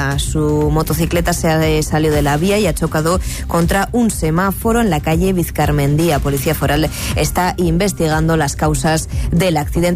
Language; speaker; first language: Spanish; native; Spanish